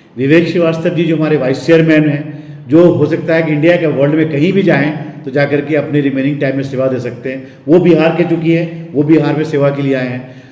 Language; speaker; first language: Hindi; native; Hindi